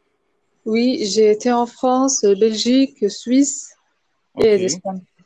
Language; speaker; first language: French; non-native, local second language; Arabic